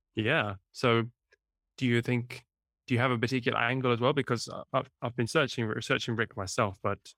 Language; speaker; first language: English; native; English